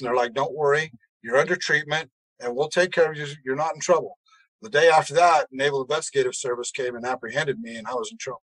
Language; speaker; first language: English; native; English